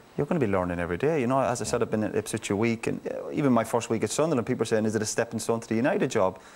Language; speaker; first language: English; native; English